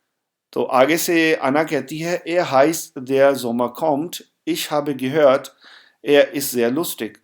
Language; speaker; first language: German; non-native, fluent; Urdu